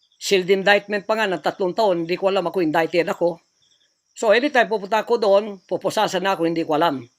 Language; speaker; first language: Filipino; non-native, local second language; Cebuano